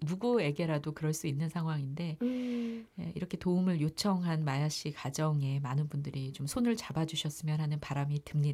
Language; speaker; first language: Korean; native; Korean